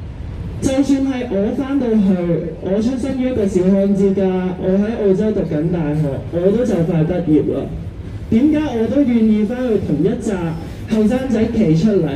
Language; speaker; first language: Cantonese; native; Cantonese